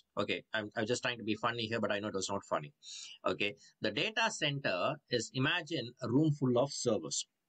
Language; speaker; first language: English; non-native, local second language; Tamil